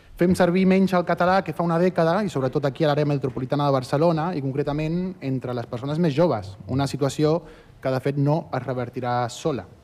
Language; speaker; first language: Catalan; early bilingual, other home language; Spanish